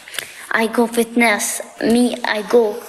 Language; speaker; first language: English; non-native, learner; Albanian